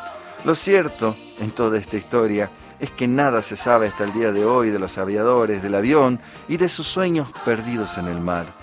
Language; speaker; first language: Spanish; native; Spanish